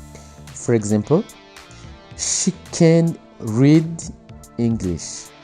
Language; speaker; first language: English; non-native, local second language; Kinyarwanda